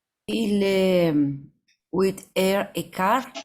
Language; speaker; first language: French; non-native, learner; Spanish